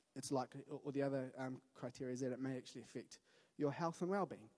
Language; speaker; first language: English; native; English